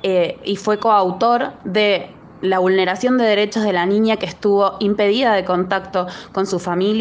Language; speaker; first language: Spanish; native; Spanish